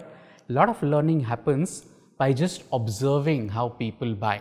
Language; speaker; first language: English; non-native, local second language; Marathi